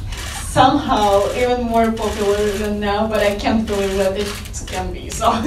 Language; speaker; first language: English; non-native, fluent; Russian